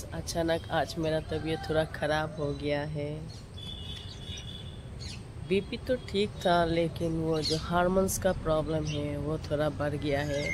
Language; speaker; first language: Hindi; non-native, local second language; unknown